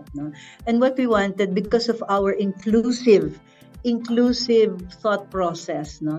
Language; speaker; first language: English; non-native, local second language; Filipino